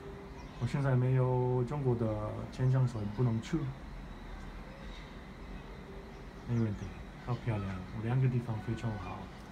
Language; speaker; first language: Chinese; non-native, learner; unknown